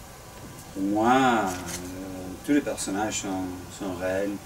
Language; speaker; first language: French; non-native, fluent; English